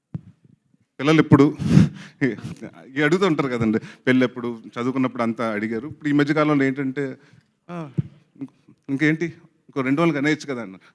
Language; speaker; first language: Telugu; native; Telugu